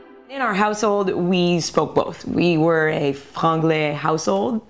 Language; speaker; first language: English; early bilingual, other home language; French